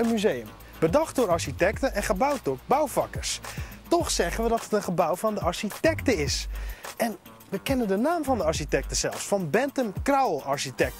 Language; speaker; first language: Dutch; native; Dutch